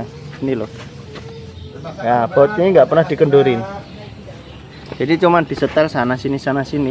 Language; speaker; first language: Indonesian; native; Indonesian